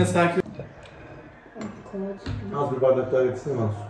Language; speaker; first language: Turkish; native; Turkish